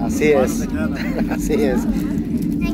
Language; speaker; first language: Spanish; native; Spanish